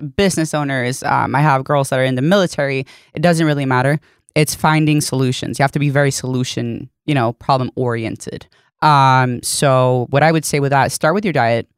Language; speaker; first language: English; non-native, fluent; Swedish